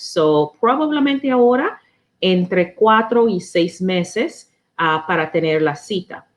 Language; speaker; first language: Spanish; non-native, learner; English